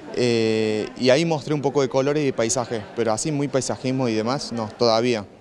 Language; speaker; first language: Spanish; native; Spanish